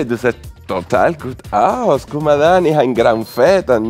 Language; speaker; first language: German; non-native, fluent; Spanish